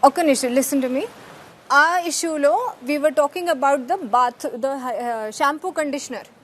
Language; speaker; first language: Telugu; non-native, learner; Hindi